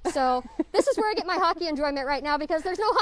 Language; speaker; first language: English; native; English